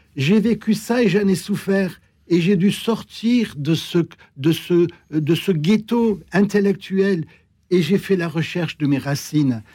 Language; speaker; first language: French; native; French